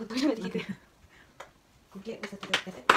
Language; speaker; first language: Spanish; early bilingual, heritage; English